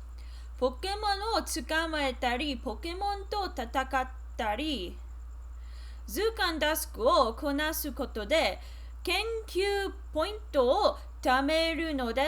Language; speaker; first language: Japanese; non-native, learner; English